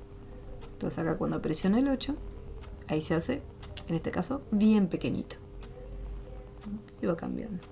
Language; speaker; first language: Spanish; native; Spanish